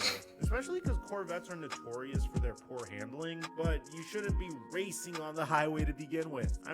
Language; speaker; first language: English; native; English